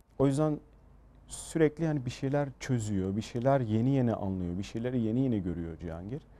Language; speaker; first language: Turkish; early bilingual, heritage; Turkish